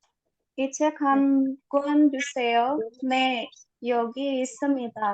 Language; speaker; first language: Korean; non-native, learner; Indonesian